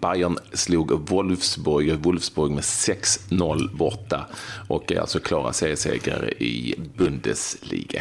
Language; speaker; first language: Swedish; native; Swedish